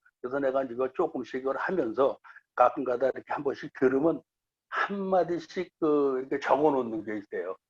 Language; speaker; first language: Korean; native; Korean